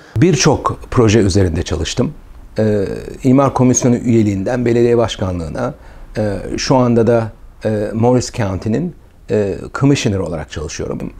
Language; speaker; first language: Turkish; native; Turkish